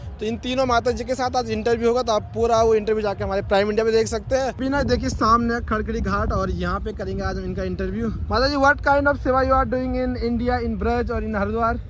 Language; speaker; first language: Hindi; native; Hindi